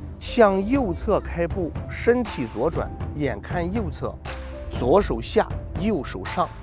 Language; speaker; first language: Chinese; native; Chinese